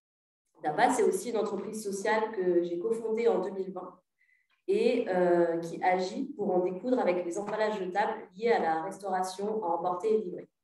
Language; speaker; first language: French; native; French